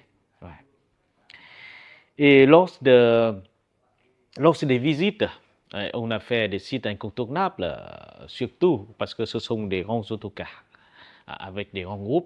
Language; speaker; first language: French; non-native, fluent; Vietnamese